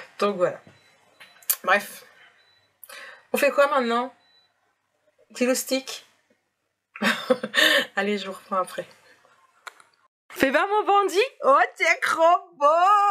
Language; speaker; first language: French; native; French